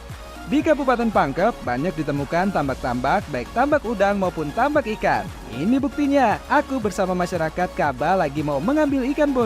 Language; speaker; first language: Indonesian; native; Indonesian